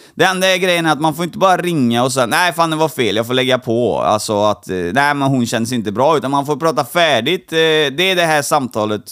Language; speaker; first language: Swedish; native; Swedish